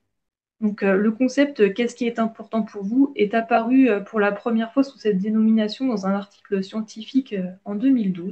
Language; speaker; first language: French; native; French